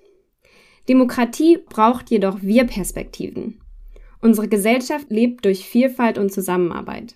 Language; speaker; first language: German; native; German